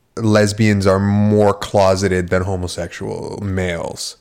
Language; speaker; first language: English; early bilingual, other home language; Italian